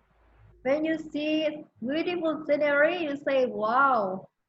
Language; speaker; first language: English; non-native, fluent; Indonesian